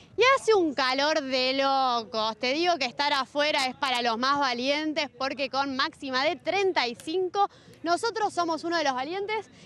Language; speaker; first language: Spanish; native; Spanish